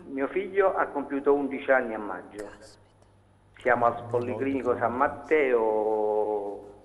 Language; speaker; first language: Italian; native; Italian